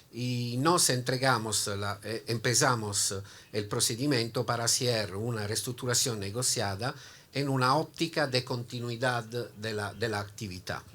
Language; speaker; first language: Spanish; non-native, learner; Italian